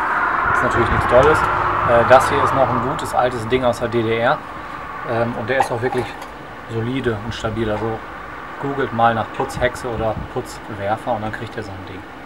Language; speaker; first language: German; native; German